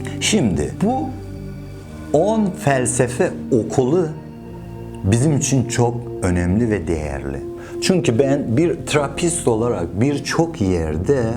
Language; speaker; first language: Turkish; non-native, fluent; Persian